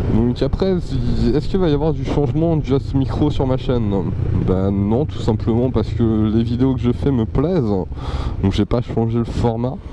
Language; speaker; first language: French; native; French